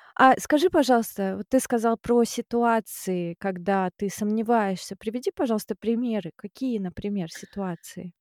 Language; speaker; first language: Russian; native; Russian